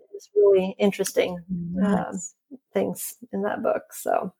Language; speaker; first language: English; non-native, fluent; Swedish